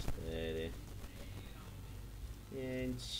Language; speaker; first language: Polish; native; Polish